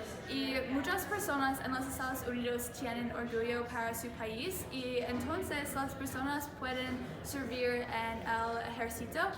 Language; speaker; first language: Spanish; non-native, learner; English